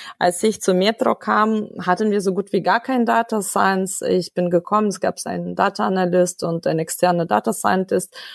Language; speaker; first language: German; non-native, fluent; Russian